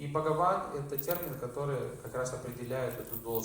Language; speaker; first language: Russian; native; Russian